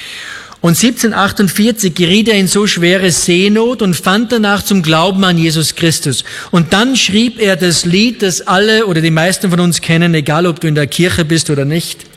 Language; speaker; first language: German; native; German